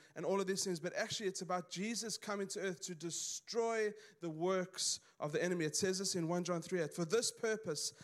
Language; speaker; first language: English; native; English